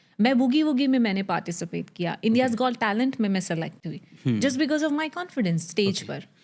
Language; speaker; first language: Hindi; native; Hindi